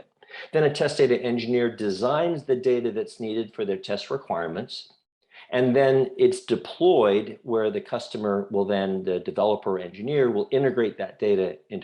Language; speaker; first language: English; native; English